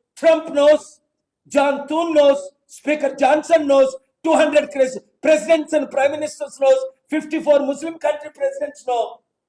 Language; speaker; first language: English; non-native, local second language; Telugu